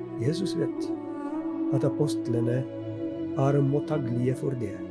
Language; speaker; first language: Norwegian; non-native, fluent; Polish